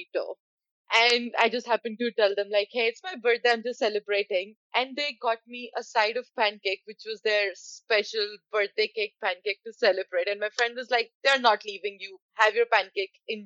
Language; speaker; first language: English; non-native, local second language; Hindi